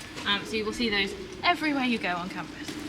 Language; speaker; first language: English; native; English